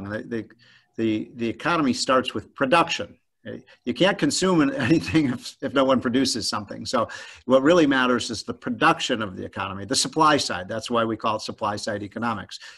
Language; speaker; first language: English; native; English